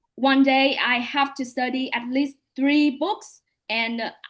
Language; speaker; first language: English; non-native, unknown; Vietnamese